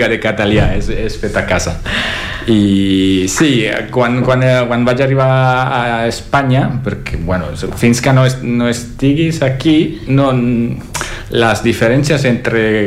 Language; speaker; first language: Catalan; non-native, fluent; Italian